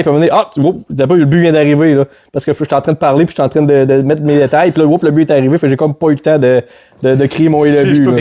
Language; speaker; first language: French; native; French